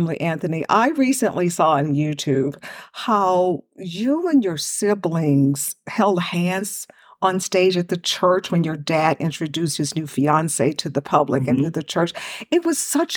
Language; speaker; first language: English; native; English